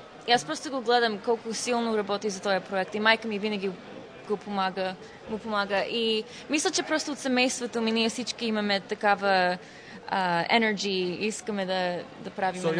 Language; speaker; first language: Bulgarian; early bilingual, heritage; Bulgarian